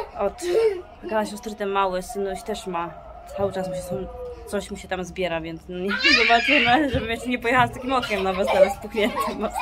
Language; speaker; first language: Polish; early bilingual, heritage; Polish